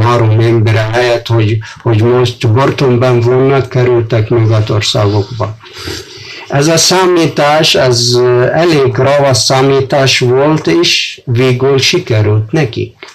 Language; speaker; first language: Hungarian; non-native, fluent; Arabic